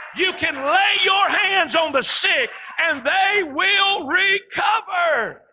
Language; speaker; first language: English; native; English